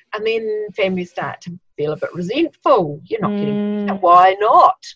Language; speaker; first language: English; native; English